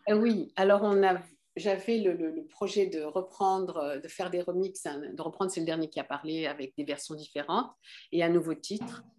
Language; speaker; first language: French; early bilingual, other home language; Arabic